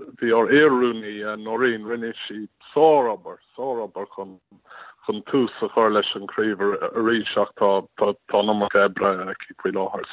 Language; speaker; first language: Irish; non-native, learner; English